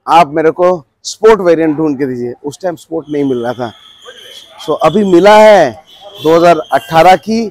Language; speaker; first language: Hindi; native; Hindi